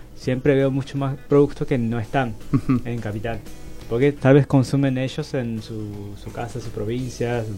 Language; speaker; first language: Spanish; non-native, learner; Japanese